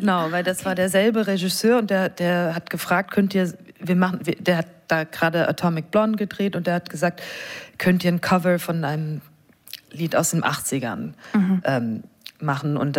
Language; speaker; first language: German; non-native, fluent; English